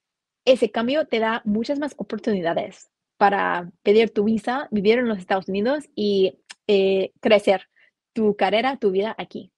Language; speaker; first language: Spanish; non-native, fluent; English